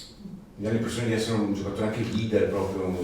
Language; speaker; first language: Italian; native; Italian